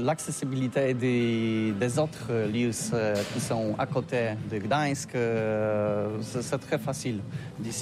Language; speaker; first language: French; non-native, learner; Polish